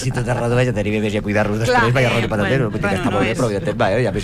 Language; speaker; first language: Catalan; native; Catalan